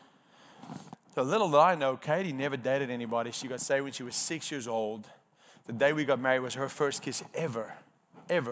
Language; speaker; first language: English; non-native, local second language; Afrikaans